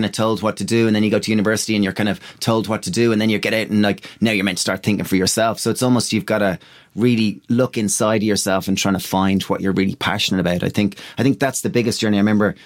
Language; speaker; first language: English; native; English